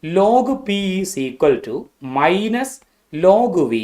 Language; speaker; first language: English; non-native, local second language; Malayalam